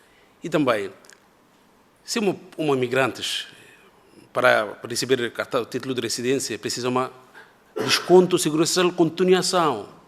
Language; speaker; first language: Portuguese; non-native, learner; Bangla